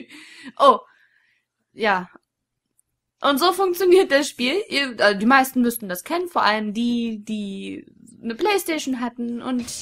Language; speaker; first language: German; native; German